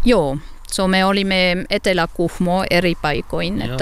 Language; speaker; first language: Finnish; non-native, learner; French